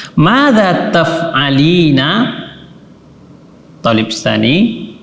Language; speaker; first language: Arabic; non-native, fluent; Indonesian